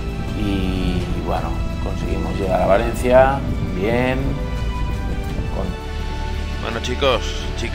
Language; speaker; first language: Spanish; native; Spanish